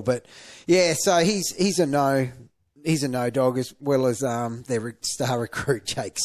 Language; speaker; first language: English; native; English